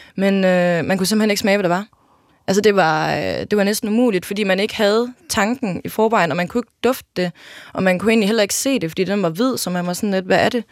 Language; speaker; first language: Danish; native; Danish